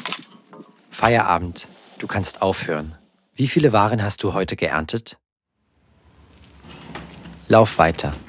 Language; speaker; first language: German; native; German